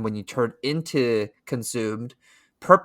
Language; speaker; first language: English; native; English